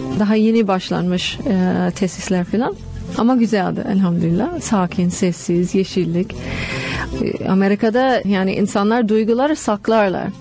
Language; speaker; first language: Turkish; non-native, fluent; English